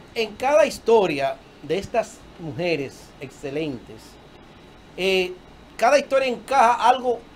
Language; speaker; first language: Spanish; early bilingual, heritage; Spanish